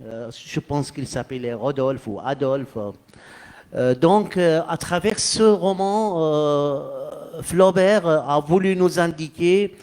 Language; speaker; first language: French; non-native, fluent; Arabic